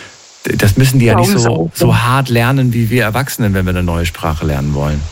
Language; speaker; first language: German; native; German